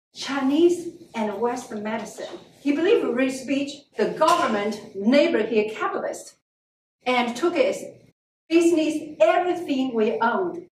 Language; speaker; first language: English; non-native, learner; Chinese